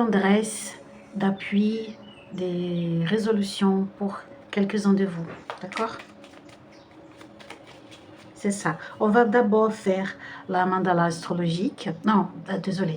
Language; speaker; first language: French; non-native, fluent; Portuguese